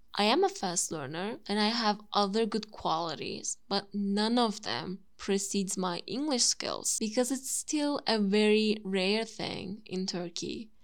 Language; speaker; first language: English; non-native, fluent; Turkish